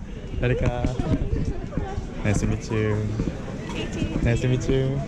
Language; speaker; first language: English; non-native, learner; Korean